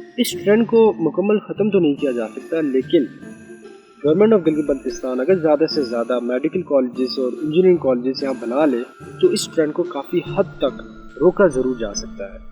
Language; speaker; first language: Urdu; non-native, local second language; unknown